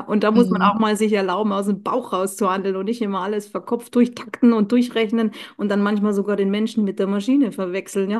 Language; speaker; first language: German; native; German